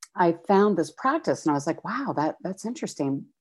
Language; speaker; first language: English; native; English